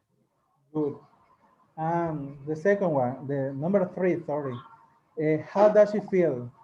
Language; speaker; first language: English; non-native, learner; Spanish